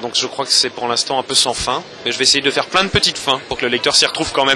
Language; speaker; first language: French; native; French